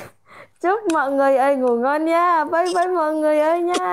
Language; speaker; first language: Vietnamese; non-native, learner; Indonesian